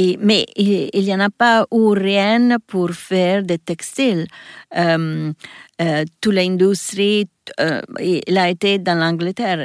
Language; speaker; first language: French; non-native, learner; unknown